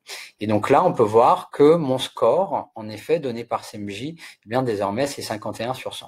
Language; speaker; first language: French; native; French